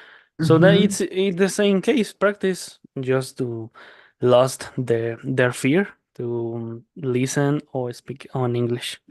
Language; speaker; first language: English; non-native, learner; Spanish